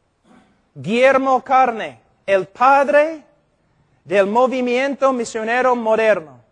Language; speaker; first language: Spanish; non-native, fluent; English